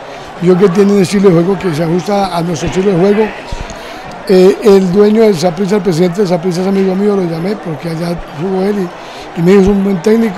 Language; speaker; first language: Spanish; native; Spanish